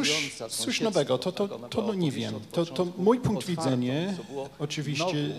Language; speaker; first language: Polish; non-native, fluent; Japanese